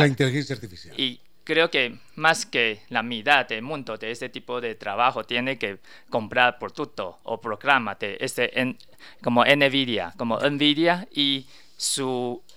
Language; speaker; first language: Spanish; non-native, learner; Chinese